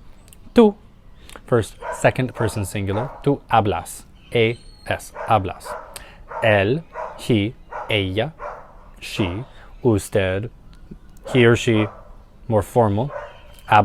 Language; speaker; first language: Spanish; non-native, learner; English